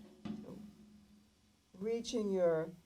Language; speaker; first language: English; native; English